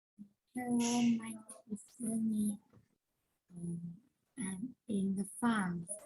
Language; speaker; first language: English; non-native, learner; Vietnamese